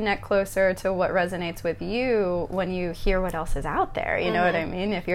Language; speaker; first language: English; native; English